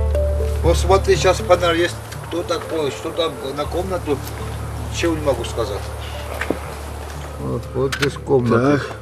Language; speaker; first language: Russian; non-native, learner; Georgian